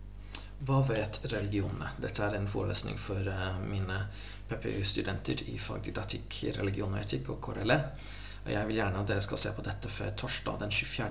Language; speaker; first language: Norwegian; non-native, fluent; English